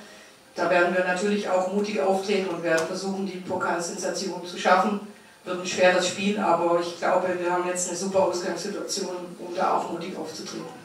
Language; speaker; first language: German; native; German